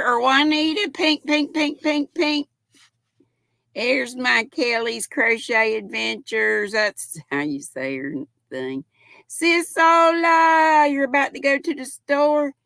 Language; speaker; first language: English; native; English